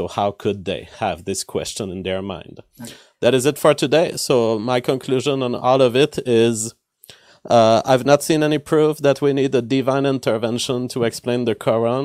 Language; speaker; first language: English; non-native, fluent; French